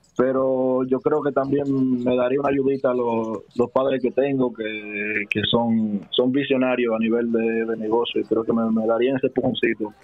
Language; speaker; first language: Spanish; native; Spanish